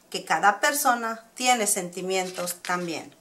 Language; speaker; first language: Spanish; early bilingual, heritage; Spanish